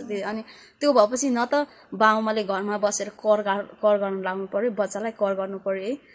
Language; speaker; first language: Nepali; early bilingual, heritage; Nepali